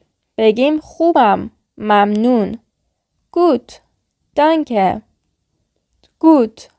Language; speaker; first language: German; non-native, learner; Persian